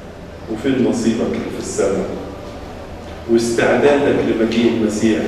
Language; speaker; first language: Arabic; native; Arabic